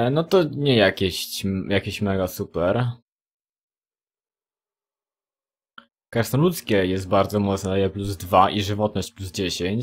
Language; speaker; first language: Polish; native; Polish